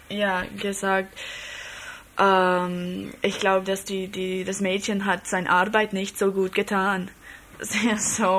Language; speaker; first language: German; non-native, learner; English